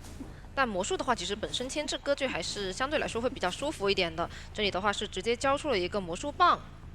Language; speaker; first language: Chinese; native; Chinese